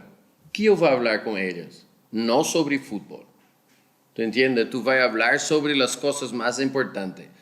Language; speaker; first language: Spanish; non-native, fluent; Portuguese